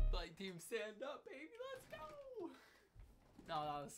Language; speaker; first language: English; native; English